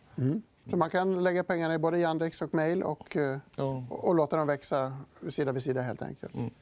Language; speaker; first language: Swedish; native; Swedish